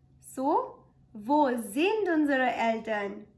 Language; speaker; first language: German; non-native, fluent; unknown